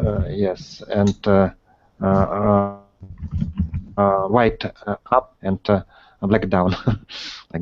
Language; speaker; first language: English; non-native, learner; Russian